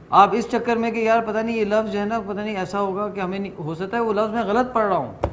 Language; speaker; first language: Urdu; native; Urdu